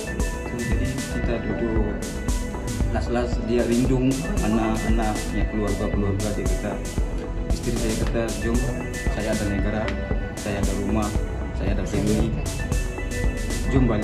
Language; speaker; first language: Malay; non-native, fluent; Rohingya